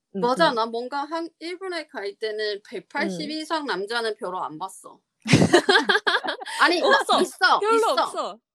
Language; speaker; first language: Korean; non-native, learner; Chinese